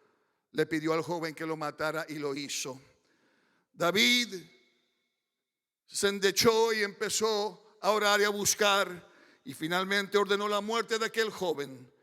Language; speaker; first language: Spanish; early bilingual, heritage; Spanish